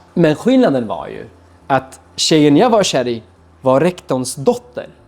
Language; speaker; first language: Swedish; non-native, fluent; Arabic